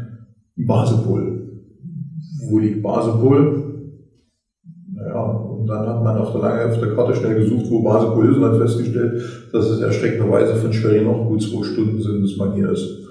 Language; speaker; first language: German; native; German